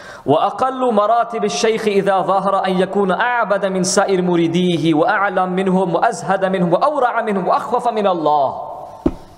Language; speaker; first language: Arabic; non-native, fluent; English